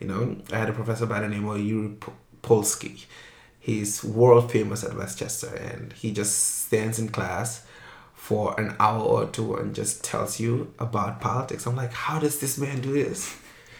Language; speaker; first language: English; non-native, local second language; Wolof